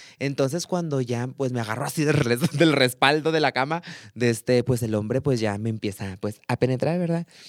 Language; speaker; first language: Spanish; native; Spanish